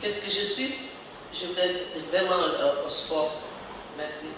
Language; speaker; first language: French; non-native, learner; Portuguese